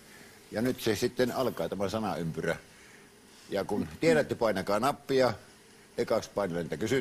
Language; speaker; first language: Finnish; native; Finnish